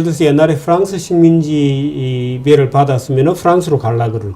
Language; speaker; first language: Korean; native; Korean